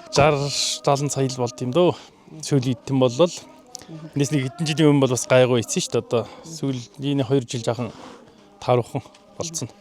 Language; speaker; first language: Mongolian; non-native, local second language; Kazakh